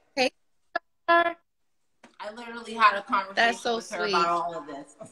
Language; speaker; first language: English; native; English